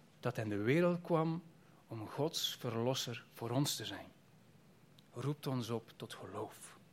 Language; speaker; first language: Dutch; native; Dutch